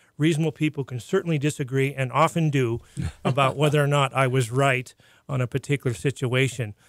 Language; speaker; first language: English; native; English